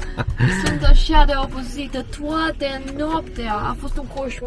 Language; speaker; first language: Romanian; non-native, learner; Dutch